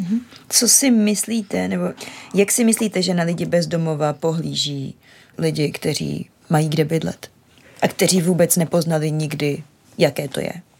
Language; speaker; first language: Czech; native; Czech